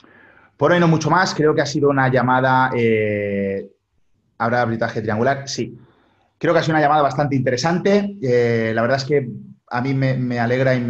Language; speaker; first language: Spanish; native; Spanish